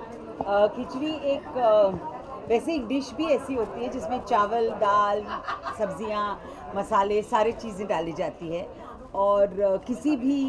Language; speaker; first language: Hindi; native; Hindi